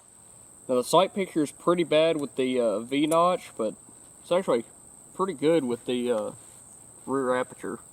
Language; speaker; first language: English; native; English